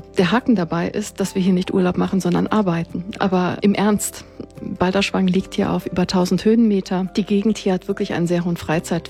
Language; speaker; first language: German; native; German